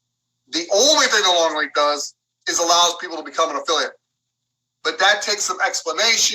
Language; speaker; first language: English; native; English